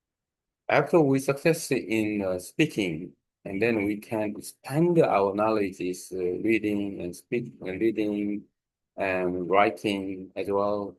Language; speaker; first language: English; non-native, learner; Korean